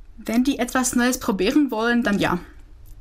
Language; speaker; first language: German; non-native, fluent; Czech